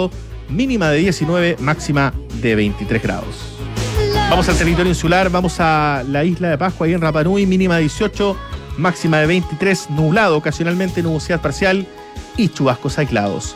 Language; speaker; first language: Spanish; native; Spanish